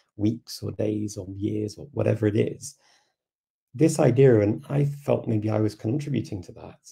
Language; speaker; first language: English; native; English